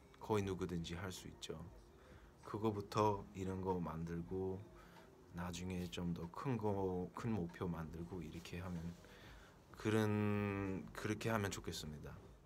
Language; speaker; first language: Korean; early bilingual, heritage; Korean